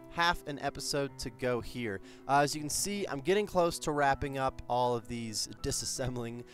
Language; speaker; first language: English; native; English